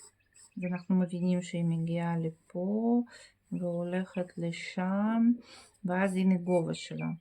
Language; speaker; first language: Hebrew; non-native, fluent; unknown